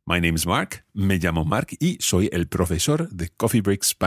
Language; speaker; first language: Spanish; non-native, fluent; English